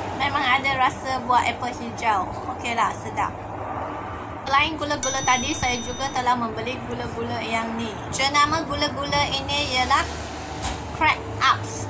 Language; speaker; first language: Malay; non-native, local second language; Chinese